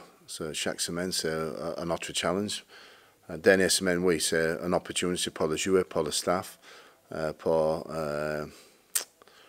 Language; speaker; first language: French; non-native, learner; English